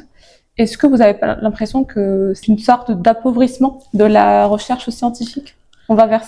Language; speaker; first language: French; native; French